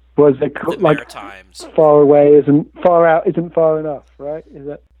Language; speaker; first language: English; native; English